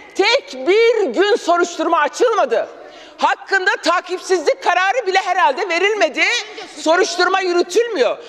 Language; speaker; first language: Turkish; non-native, local second language; Kurdish